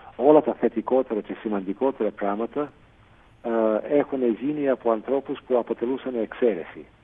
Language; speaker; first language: Greek; non-native, fluent; English